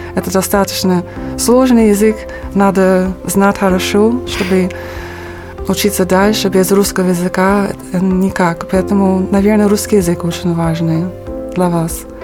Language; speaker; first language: Russian; non-native, fluent; English